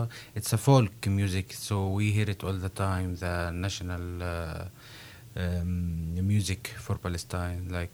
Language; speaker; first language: English; non-native, learner; Arabic